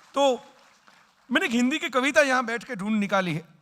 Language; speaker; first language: Hindi; non-native, local second language; Gujarati